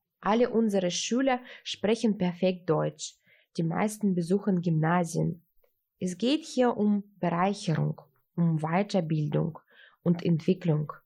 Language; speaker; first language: German; early bilingual, heritage; Russian